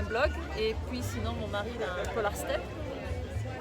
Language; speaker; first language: French; native; French